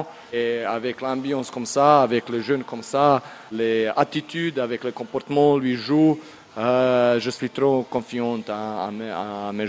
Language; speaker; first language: French; non-native, learner; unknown